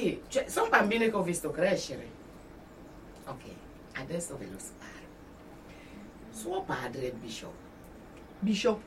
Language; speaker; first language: Italian; non-native, fluent; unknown